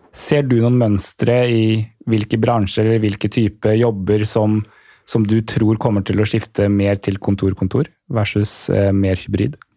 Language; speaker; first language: Norwegian; native; Norwegian